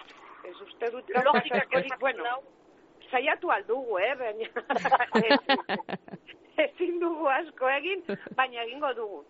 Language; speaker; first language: Basque; non-native, local second language; Spanish